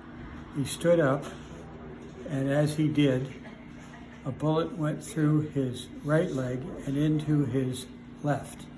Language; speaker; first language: English; native; English